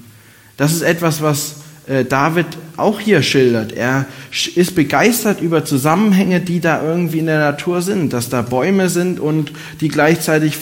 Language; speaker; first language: German; native; German